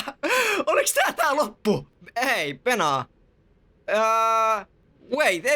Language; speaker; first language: Finnish; native; Finnish